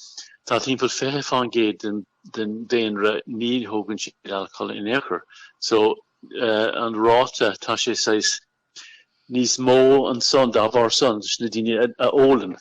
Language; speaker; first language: Irish; non-native, local second language; English